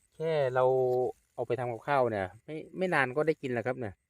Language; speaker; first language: Thai; native; Thai